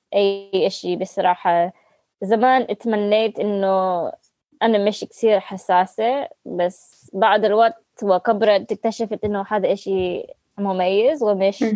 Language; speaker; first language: Arabic; non-native, learner; English